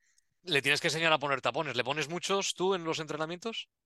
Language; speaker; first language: Spanish; native; Spanish